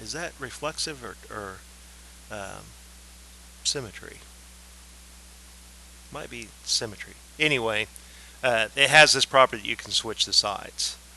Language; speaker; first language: English; native; English